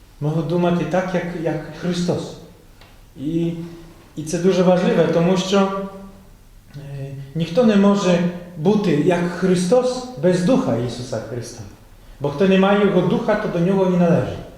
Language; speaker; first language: Ukrainian; non-native, fluent; Polish